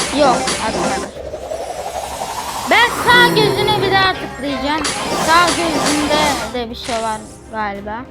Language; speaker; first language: Turkish; native; Turkish